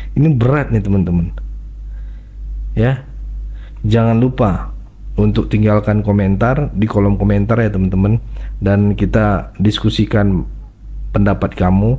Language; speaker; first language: Indonesian; native; Indonesian